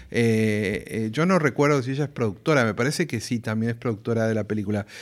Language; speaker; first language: Spanish; native; Spanish